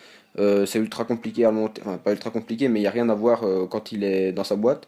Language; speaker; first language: French; native; French